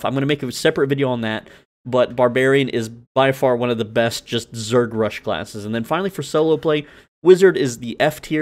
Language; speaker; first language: English; native; English